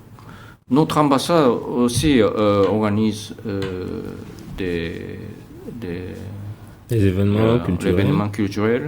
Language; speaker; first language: French; non-native, fluent; Japanese